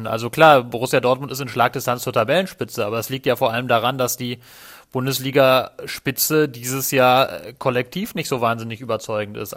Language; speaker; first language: German; native; German